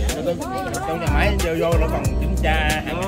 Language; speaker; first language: Vietnamese; native; Vietnamese